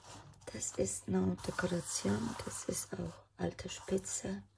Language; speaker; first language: German; non-native, fluent; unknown